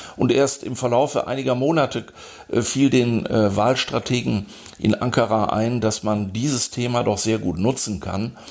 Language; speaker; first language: German; native; German